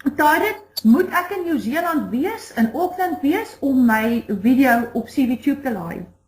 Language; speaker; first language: Afrikaans; native; Afrikaans